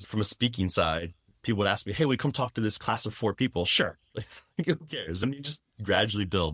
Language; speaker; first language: English; native; English